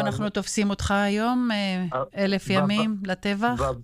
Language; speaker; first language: Hebrew; non-native, local second language; Arabic